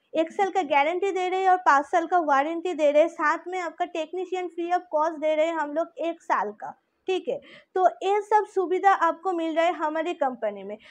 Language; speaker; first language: Hindi; non-native, local second language; Bangla